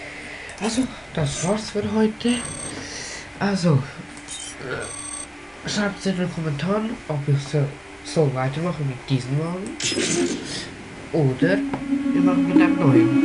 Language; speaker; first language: German; non-native, learner; Spanish